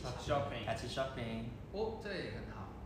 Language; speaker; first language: Chinese; non-native, learner; Thai